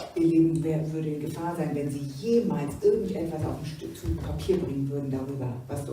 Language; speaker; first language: German; native; German